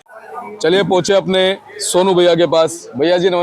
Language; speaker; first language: Hindi; native; Hindi